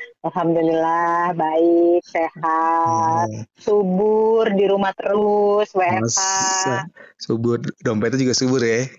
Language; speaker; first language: Indonesian; native; Indonesian